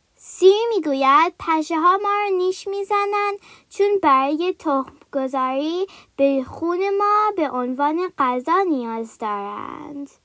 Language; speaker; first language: Persian; early bilingual, heritage; Persian